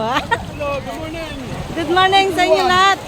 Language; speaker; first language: Filipino; non-native, local second language; Cebuano